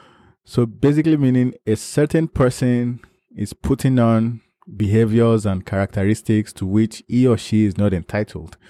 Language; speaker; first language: English; non-native, local second language; Yoruba